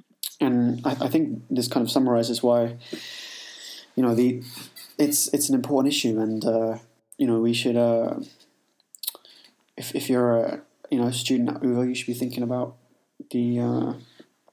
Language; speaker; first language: English; native; English